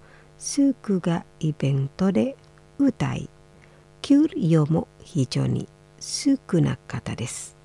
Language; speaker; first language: Japanese; non-native, fluent; Indonesian